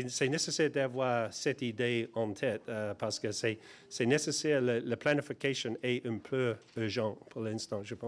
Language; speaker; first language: French; non-native, learner; English